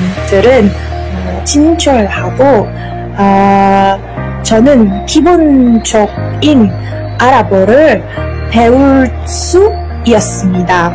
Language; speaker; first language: Korean; non-native, learner; French